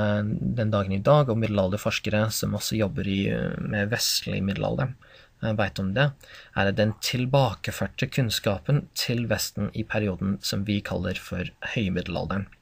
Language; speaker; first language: Norwegian; non-native, fluent; English